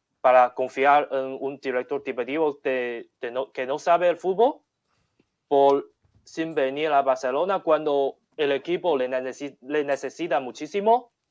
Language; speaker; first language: Spanish; non-native, learner; Chinese